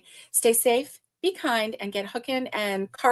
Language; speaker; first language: English; native; English